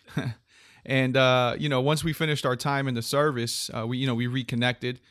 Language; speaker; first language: English; native; English